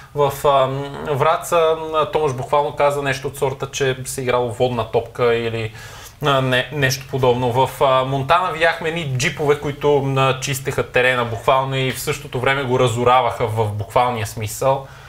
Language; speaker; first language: Bulgarian; native; Bulgarian